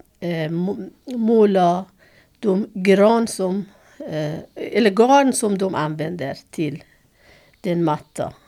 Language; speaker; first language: Swedish; non-native, learner; Persian